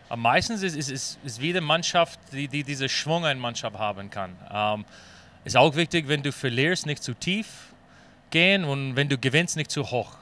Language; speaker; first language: German; non-native, fluent; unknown